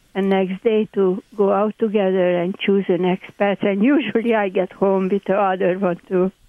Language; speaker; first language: English; non-native, learner; Hungarian